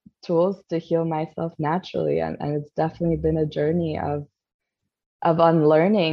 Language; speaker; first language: English; non-native, fluent; Polish